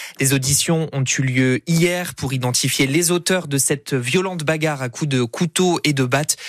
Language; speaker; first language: French; native; French